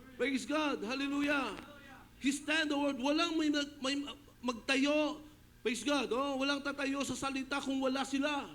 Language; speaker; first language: Filipino; non-native, local second language; Hiligaynon